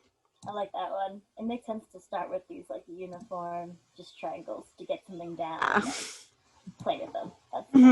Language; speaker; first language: English; native; English